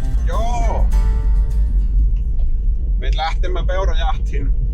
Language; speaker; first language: Finnish; native; Finnish